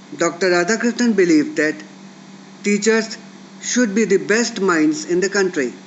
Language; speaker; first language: English; non-native, local second language; Hindi